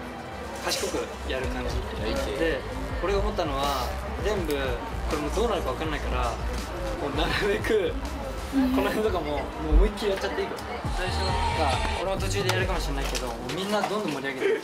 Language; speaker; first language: Japanese; native; Japanese